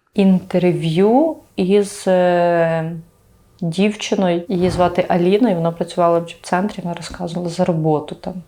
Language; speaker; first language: Ukrainian; native; Ukrainian